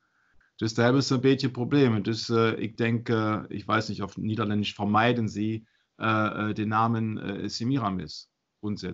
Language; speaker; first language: Dutch; non-native, fluent; German